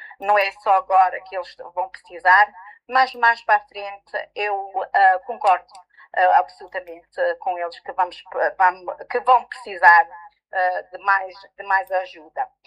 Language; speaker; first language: Portuguese; early bilingual, heritage; Portuguese